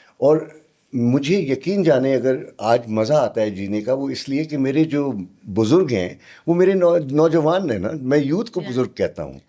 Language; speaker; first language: Urdu; native; Urdu